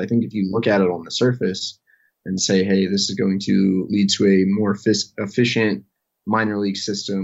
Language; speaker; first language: English; native; English